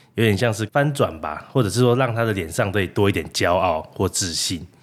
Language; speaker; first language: Chinese; native; Chinese